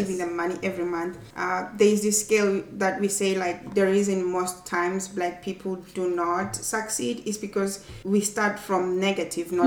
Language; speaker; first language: English; non-native, local second language; Swati